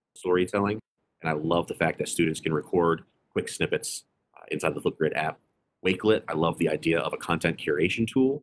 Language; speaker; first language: English; native; English